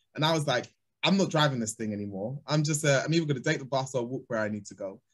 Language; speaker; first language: English; native; English